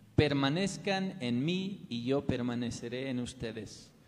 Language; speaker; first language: Spanish; non-native, fluent; English